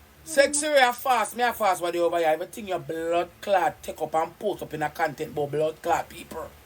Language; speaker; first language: English; non-native, local second language; Jamaican Creole English